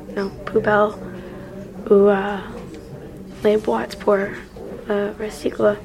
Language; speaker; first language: French; non-native, learner; English